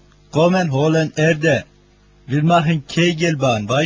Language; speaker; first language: German; non-native, learner; Turkish